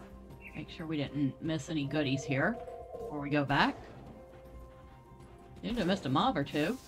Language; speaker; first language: English; native; English